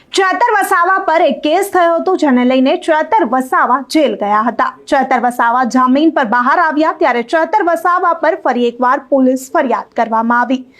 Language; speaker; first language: Gujarati; native; Gujarati